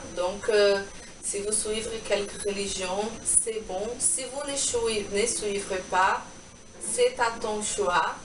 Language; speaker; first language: French; non-native, learner; Portuguese